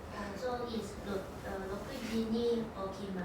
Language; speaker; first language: Japanese; non-native, learner; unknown